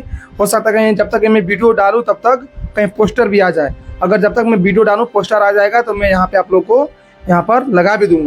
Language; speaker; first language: Hindi; native; Hindi